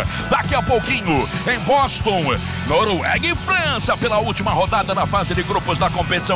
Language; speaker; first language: Portuguese; native; Portuguese